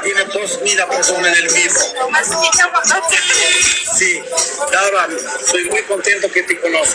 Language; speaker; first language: Spanish; non-native, learner; Albanian